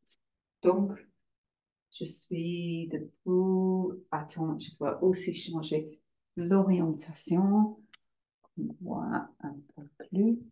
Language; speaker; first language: French; non-native, fluent; English